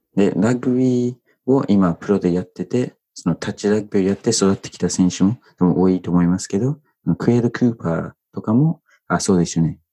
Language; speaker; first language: Japanese; non-native, fluent; English